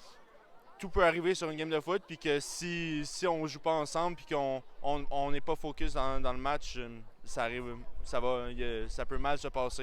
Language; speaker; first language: French; native; French